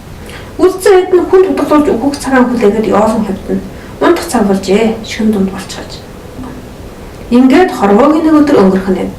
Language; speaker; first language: Mongolian; native; Mongolian